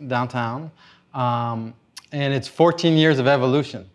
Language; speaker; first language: English; native; English